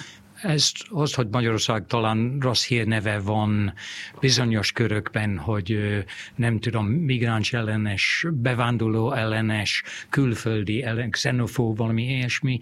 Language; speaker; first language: Hungarian; non-native, fluent; English